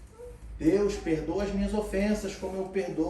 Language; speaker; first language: Portuguese; native; Portuguese